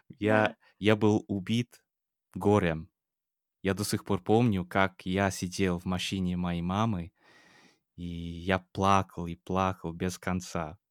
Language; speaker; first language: Russian; non-native, fluent; English